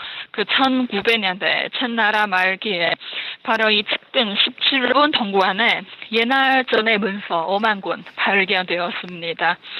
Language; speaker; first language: Korean; non-native, fluent; Chinese